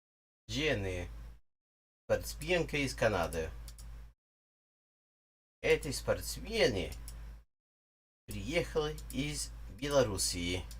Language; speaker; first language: Russian; non-native, learner; English